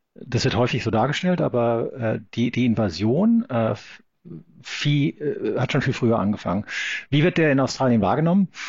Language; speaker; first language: German; native; German